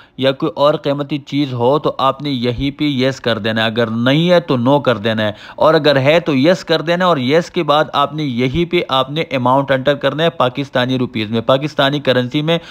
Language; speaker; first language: Urdu; native; Urdu